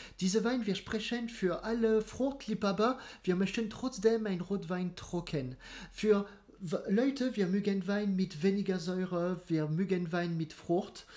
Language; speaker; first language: German; non-native, learner; French